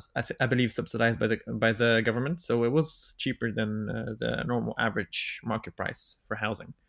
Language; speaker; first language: English; non-native, fluent; Bulgarian